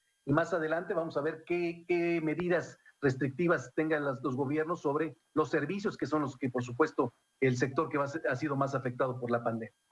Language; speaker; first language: Spanish; native; Spanish